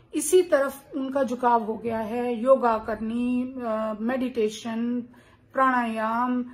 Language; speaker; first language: Hindi; native; Hindi